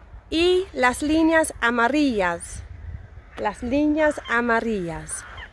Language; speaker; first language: Spanish; non-native, fluent; English